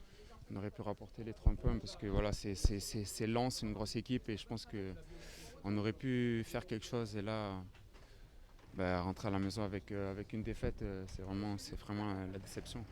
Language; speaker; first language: French; native; French